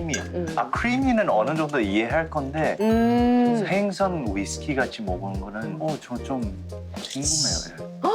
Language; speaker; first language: Korean; early bilingual, heritage; English